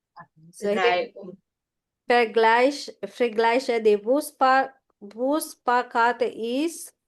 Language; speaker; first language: German; non-native, fluent; Filipino